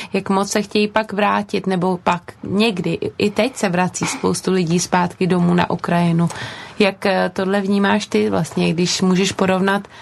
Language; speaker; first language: Czech; native; Czech